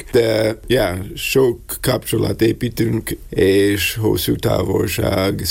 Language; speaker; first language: Hungarian; non-native, learner; English